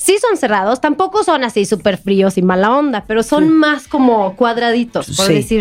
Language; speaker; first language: Spanish; non-native, fluent; Swedish